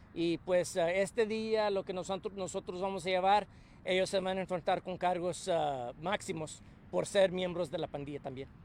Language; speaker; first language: Spanish; early bilingual, heritage; Spanish